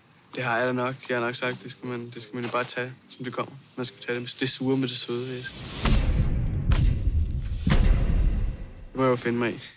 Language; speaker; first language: Danish; native; Danish